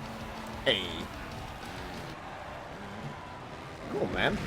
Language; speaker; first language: English; native; English